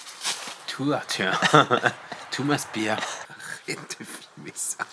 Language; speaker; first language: French; native; French